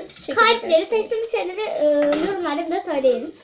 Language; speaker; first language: Turkish; native; Turkish